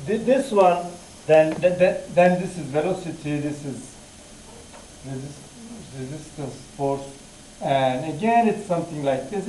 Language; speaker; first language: English; non-native, fluent; Turkish